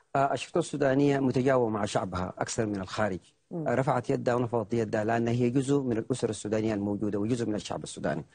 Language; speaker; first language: Arabic; native; Arabic